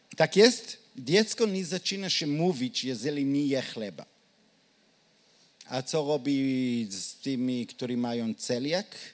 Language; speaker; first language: Polish; non-native, learner; Hebrew